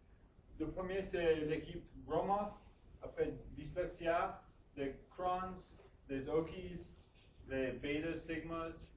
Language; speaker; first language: French; non-native, learner; English